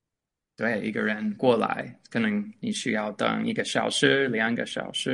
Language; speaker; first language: Chinese; non-native, fluent; English